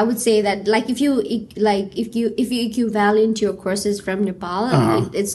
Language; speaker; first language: English; non-native, local second language; Nepali